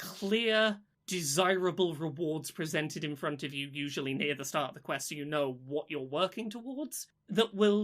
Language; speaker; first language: English; native; English